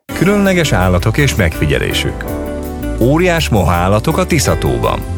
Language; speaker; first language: Hungarian; native; Hungarian